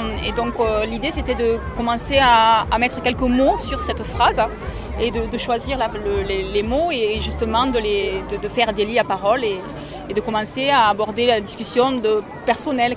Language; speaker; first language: French; native; French